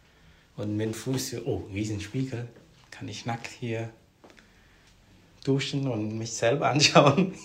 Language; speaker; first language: German; non-native, fluent; Vietnamese